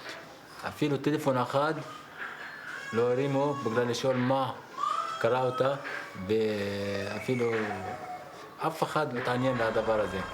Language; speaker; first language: Hebrew; non-native, local second language; Arabic